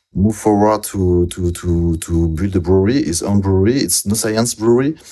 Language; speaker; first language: English; non-native, learner; French